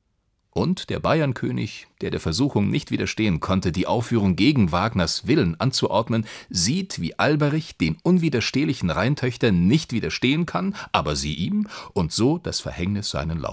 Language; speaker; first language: German; native; German